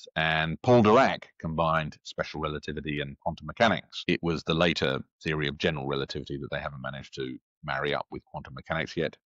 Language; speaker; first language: English; native; English